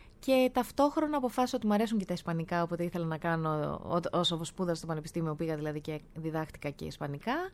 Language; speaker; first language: Greek; native; Greek